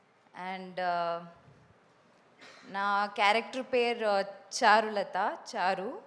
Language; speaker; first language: Telugu; non-native, fluent; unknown